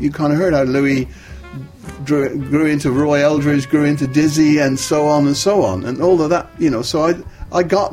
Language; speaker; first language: English; native; English